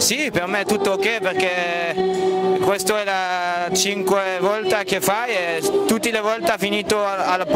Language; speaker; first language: Italian; non-native, learner; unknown